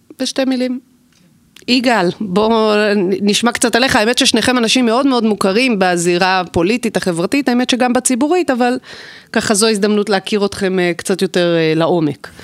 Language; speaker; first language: Hebrew; native; Hebrew